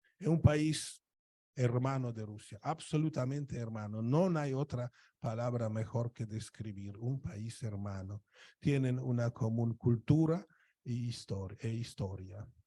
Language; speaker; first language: Spanish; non-native, fluent; Polish